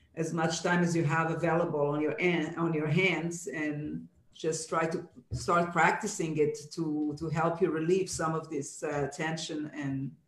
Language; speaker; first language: English; non-native, fluent; Hebrew